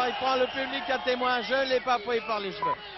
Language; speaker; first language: French; native; French